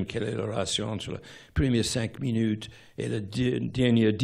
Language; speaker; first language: French; non-native, fluent; English